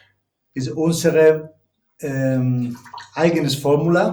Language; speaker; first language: German; non-native, learner; Spanish